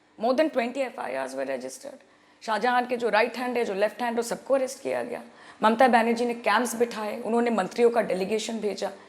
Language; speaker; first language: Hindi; non-native, local second language; Bangla